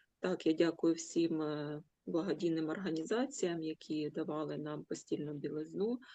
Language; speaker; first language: Ukrainian; non-native, local second language; Russian